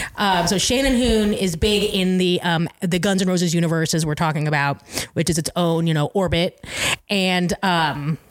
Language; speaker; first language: English; native; English